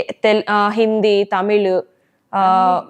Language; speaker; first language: Telugu; native; Telugu